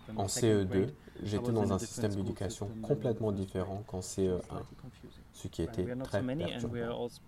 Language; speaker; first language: French; non-native, fluent; German